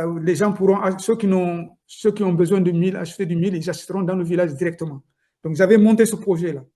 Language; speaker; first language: French; non-native, local second language; Soninke